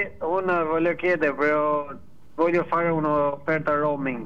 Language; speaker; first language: Italian; non-native, learner; Albanian